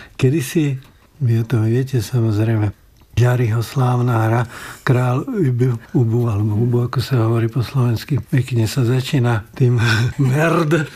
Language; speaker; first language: Slovak; native; Slovak